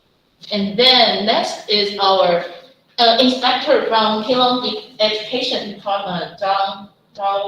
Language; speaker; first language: English; non-native, fluent; Chinese